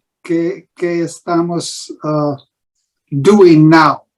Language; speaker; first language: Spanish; non-native, learner; English